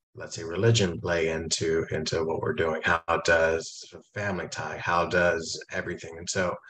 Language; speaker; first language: English; native; English